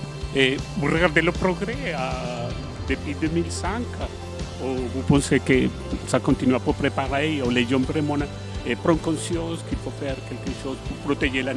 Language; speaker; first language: French; non-native, fluent; Spanish